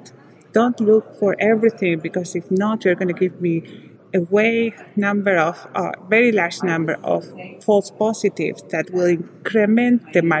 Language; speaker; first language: English; non-native, fluent; Spanish